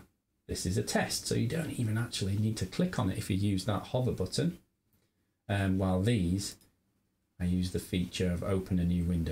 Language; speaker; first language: English; native; English